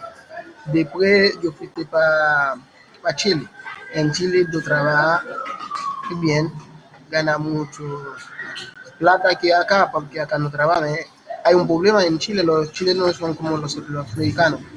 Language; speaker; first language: Spanish; non-native, learner; Haitian Creole